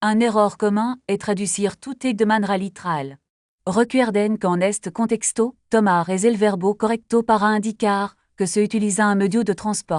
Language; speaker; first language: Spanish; non-native, fluent; French